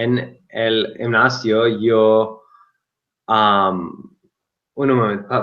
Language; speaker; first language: Spanish; non-native, learner; English